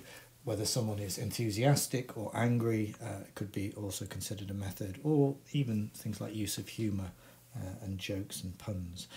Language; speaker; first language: English; native; English